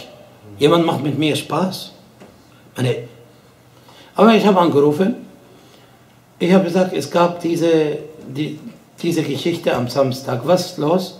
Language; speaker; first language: German; non-native, fluent; Arabic